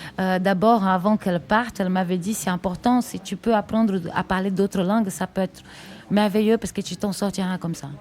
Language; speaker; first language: French; non-native, fluent; Portuguese